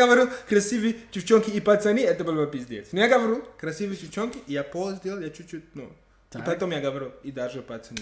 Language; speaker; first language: Russian; non-native, fluent; English